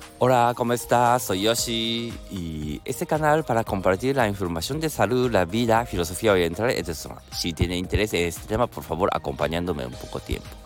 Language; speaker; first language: Spanish; non-native, learner; Japanese